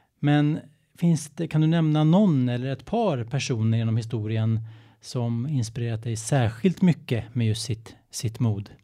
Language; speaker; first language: Swedish; native; Swedish